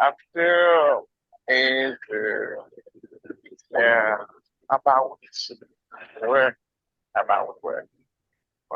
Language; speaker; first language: English; non-native, learner; Haitian Creole